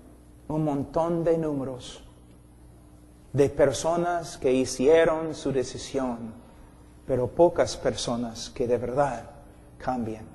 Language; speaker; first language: Spanish; non-native, fluent; English